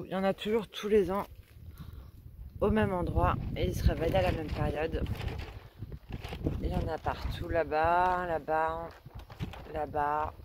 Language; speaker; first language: French; native; French